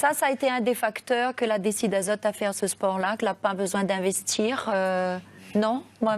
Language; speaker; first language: French; native; French